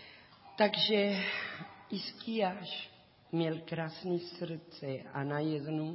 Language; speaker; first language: Czech; non-native, learner; Spanish